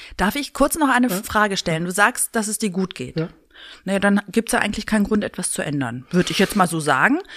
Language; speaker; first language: German; early bilingual, other home language; Greek